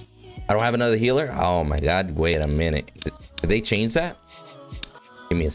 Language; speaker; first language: English; native; English